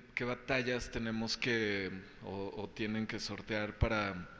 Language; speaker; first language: Spanish; native; Spanish